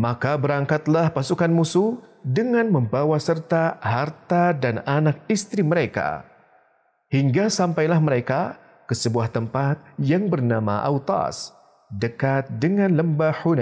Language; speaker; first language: Indonesian; native; Indonesian